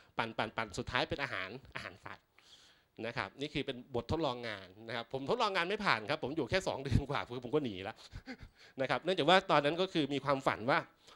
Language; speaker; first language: Thai; native; Thai